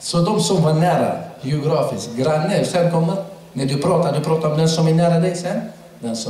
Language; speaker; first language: Swedish; non-native, fluent; Arabic